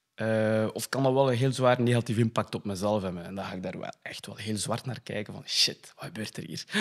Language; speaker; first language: Dutch; non-native, fluent; French